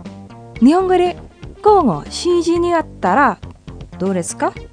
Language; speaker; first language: Japanese; non-native, fluent; Indonesian